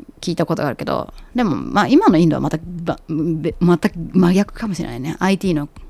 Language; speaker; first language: Japanese; native; Japanese